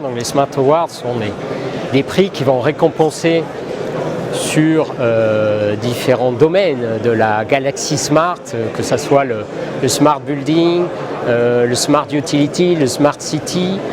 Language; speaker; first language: French; native; French